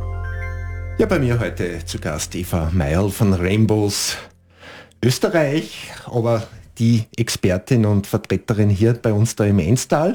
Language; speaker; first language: German; native; German